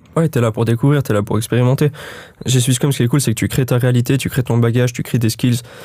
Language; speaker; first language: French; native; French